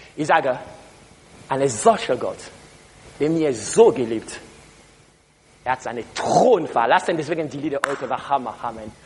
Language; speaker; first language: German; non-native, learner; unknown